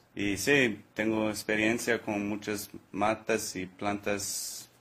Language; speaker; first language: Spanish; non-native, learner; English